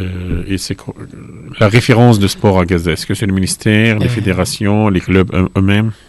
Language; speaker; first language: French; non-native, fluent; Arabic